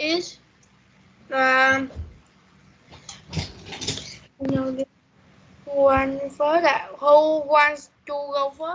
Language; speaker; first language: English; non-native, learner; Vietnamese